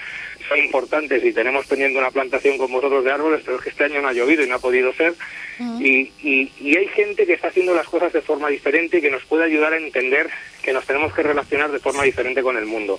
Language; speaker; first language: Spanish; native; Spanish